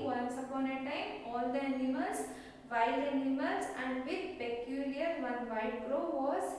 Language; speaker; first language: English; non-native, local second language; Kannada